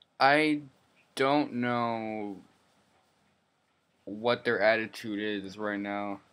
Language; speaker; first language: English; native; English